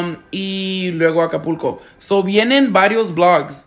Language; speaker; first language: Spanish; early bilingual, heritage; Spanish